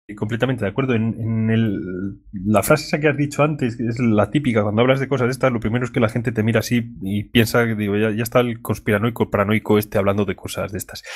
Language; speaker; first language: Spanish; native; Spanish